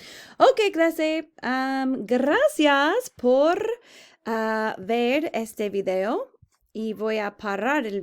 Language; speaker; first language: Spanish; non-native, fluent; English